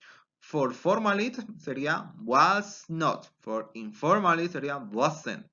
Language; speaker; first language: English; non-native, fluent; Spanish